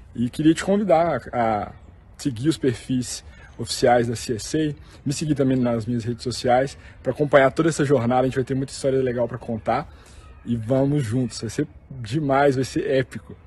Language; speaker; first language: Portuguese; native; Portuguese